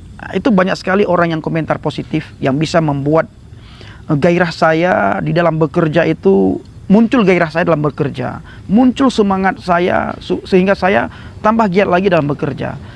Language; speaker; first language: Indonesian; non-native, local second language; Achinese